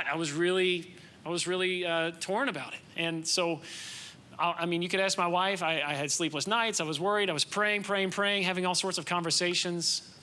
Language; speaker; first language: English; native; English